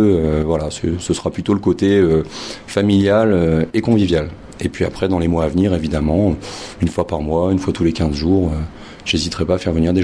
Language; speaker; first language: French; native; French